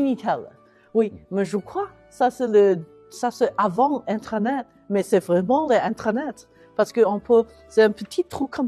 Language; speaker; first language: French; non-native, learner; Chinese